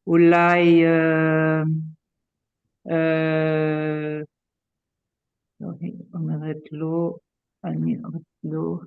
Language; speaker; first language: Hebrew; non-native, learner; French